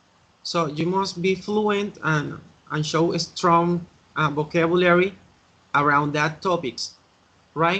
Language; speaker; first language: English; non-native, learner; Spanish